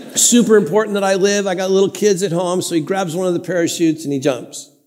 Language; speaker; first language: English; native; English